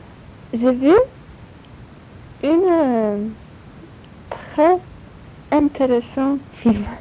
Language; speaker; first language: French; non-native, learner; Polish